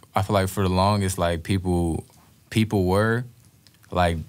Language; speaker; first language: English; native; English